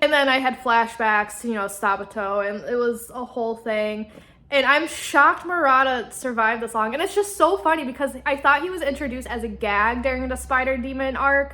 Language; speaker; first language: English; native; English